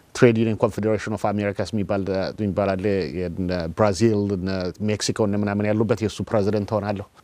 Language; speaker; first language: Amharic; native; Amharic